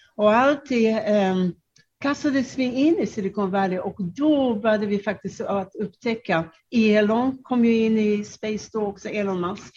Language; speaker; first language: Swedish; non-native, fluent; Czech